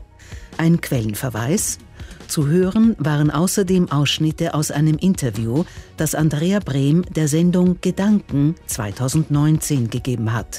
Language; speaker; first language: German; native; German